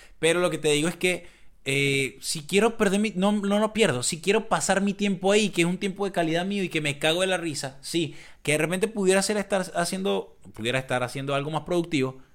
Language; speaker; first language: Spanish; native; Spanish